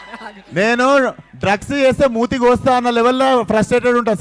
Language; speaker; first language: Telugu; native; Telugu